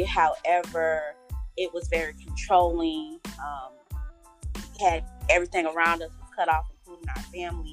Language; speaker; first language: English; native; English